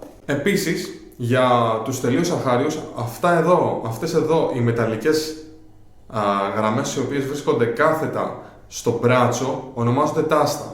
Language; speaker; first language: Greek; native; Greek